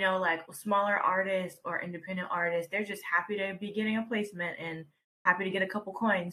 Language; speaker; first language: English; native; English